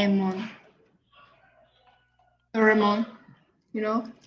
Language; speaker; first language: English; non-native, learner; Vietnamese